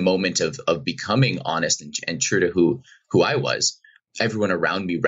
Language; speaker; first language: English; native; English